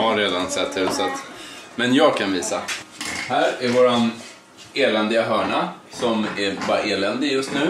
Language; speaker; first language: Swedish; native; Swedish